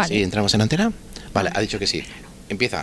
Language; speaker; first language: Spanish; native; Spanish